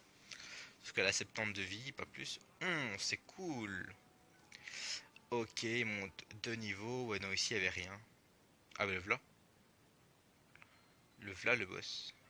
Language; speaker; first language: French; native; French